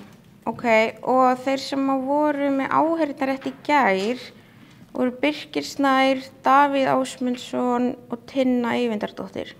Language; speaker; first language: Icelandic; native; Icelandic